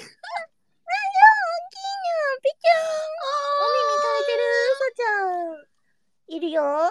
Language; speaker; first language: Japanese; native; Japanese